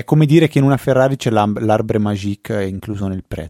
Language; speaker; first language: Italian; native; Italian